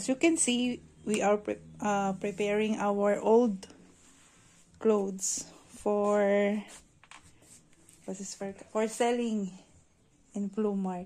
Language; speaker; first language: English; non-native, fluent; Filipino